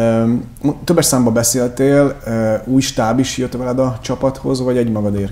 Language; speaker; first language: Hungarian; native; Hungarian